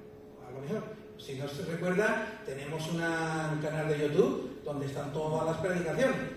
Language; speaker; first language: Spanish; native; Spanish